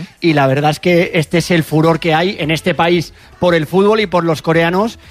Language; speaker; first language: Spanish; native; Spanish